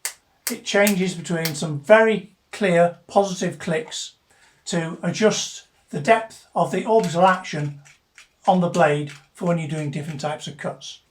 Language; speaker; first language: English; native; English